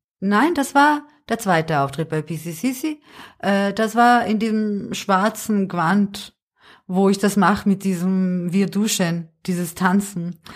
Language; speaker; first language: German; early bilingual, other home language; Serbian